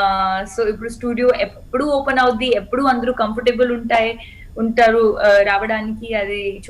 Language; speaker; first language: Telugu; non-native, local second language; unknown